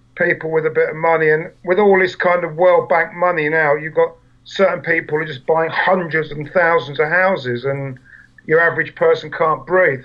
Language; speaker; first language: English; native; English